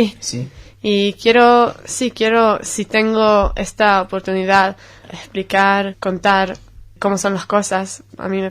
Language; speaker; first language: Spanish; non-native, fluent; Hebrew